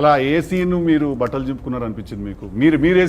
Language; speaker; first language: Telugu; native; Telugu